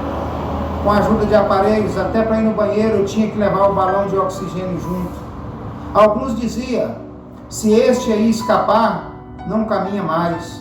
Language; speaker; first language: Portuguese; native; Portuguese